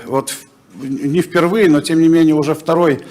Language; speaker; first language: Russian; native; Russian